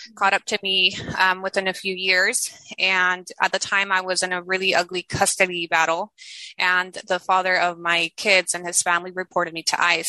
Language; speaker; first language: English; early bilingual, other home language; Spanish